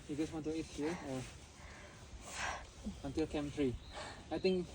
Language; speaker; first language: English; non-native, fluent; Indonesian